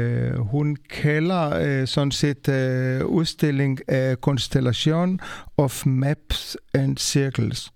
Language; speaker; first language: Danish; non-native, fluent; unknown